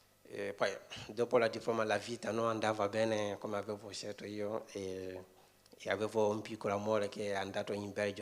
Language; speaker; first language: Italian; non-native, fluent; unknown